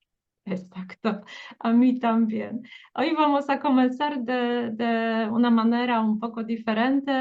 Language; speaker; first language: Spanish; non-native, fluent; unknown